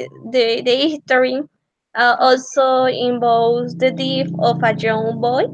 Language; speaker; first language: English; non-native, learner; Spanish